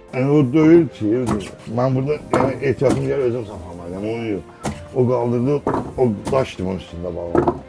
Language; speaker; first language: Azerbaijani; non-native, local second language; Talysh